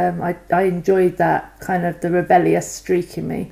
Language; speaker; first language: English; native; English